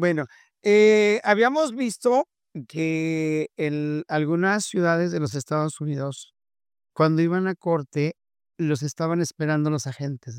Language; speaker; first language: Spanish; native; Spanish